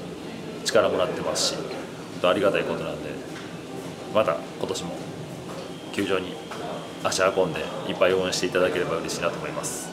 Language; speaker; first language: Japanese; native; Japanese